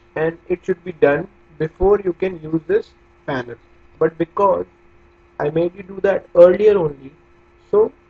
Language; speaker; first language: English; non-native, local second language; Hindi